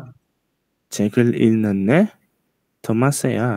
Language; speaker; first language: Korean; non-native, learner; Indonesian